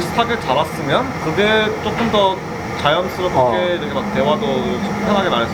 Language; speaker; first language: Korean; early bilingual, heritage; Korean